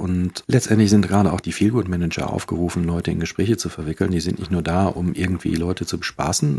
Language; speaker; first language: German; native; German